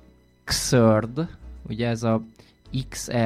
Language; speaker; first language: Hungarian; native; Hungarian